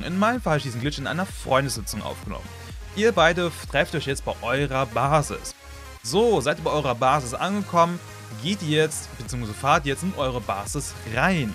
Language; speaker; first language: German; native; German